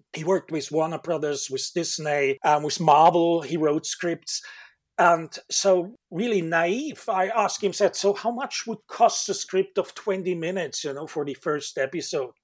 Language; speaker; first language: English; non-native, fluent; German